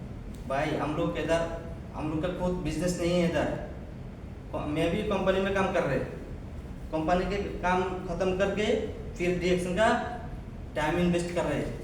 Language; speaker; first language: Hindi; non-native, fluent; Bangla